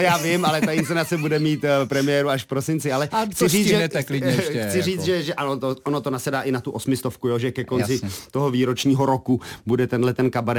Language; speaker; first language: Czech; native; Czech